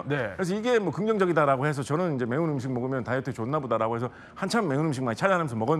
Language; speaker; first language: Korean; native; Korean